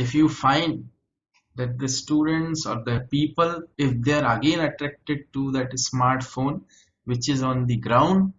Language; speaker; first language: English; native; English